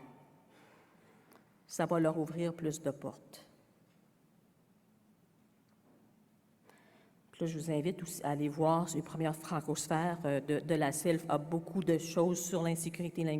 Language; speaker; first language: French; native; French